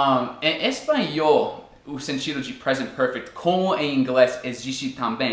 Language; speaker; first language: Portuguese; non-native, fluent; English